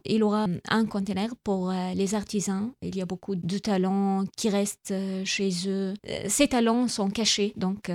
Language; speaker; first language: French; non-native, local second language; Arabic